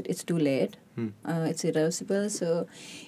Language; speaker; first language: English; non-native, local second language; Sinhala